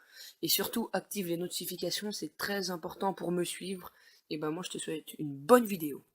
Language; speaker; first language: French; native; French